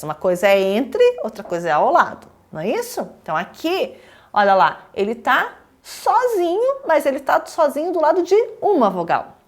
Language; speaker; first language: Portuguese; native; Portuguese